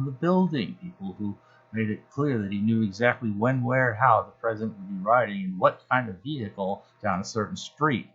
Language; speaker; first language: English; native; English